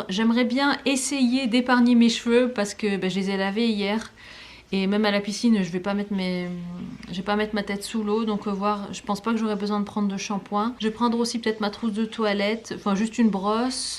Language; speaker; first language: French; native; French